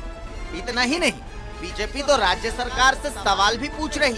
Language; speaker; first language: Hindi; native; Hindi